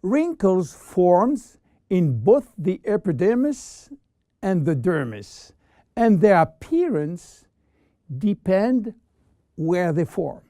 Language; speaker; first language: English; non-native, fluent; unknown